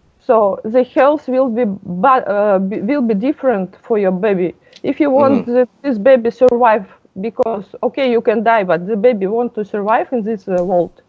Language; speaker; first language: English; non-native, learner; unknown